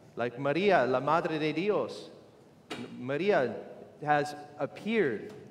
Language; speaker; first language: English; native; English